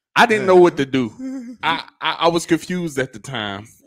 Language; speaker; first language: English; native; English